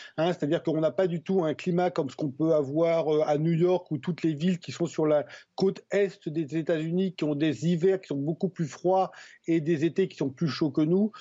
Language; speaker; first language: French; native; French